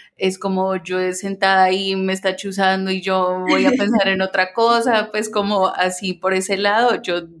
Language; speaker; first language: Spanish; early bilingual, heritage; Spanish